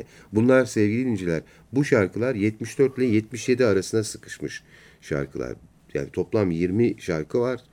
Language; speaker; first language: Turkish; native; Turkish